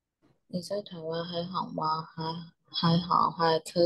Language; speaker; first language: Chinese; non-native, learner; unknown